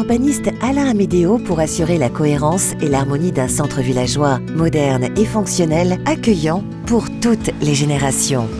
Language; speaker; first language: French; native; French